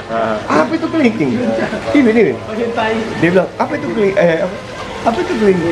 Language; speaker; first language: Indonesian; native; Indonesian